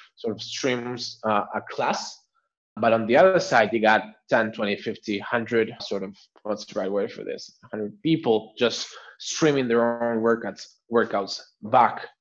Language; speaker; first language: English; non-native, fluent; Spanish